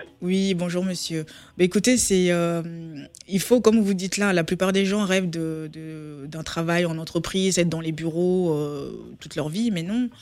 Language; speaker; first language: French; native; French